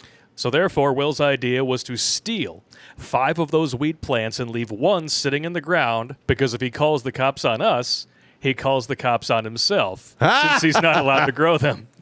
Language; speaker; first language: English; native; English